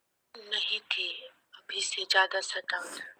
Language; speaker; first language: Hindi; native; Hindi